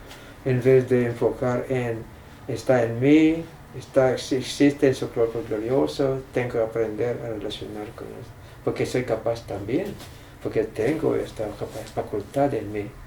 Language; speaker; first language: Spanish; non-native, fluent; English